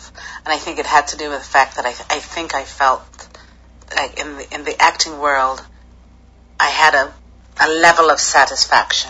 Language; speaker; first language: English; native; English